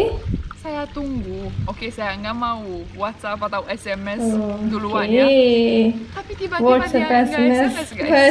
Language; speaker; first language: Indonesian; non-native, fluent; Romanian